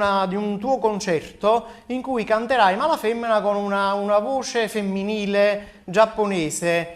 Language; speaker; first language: Italian; native; Italian